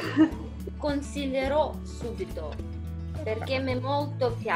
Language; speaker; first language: Italian; non-native, learner; Russian